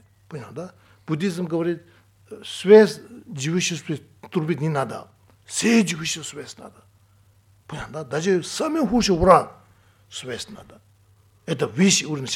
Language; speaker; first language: Russian; non-native, learner; Tibetan